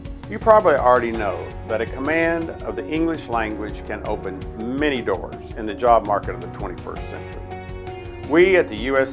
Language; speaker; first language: English; native; English